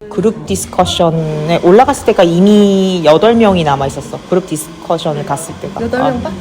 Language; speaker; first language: Korean; native; Korean